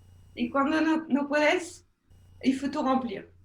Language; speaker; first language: Spanish; non-native, learner; French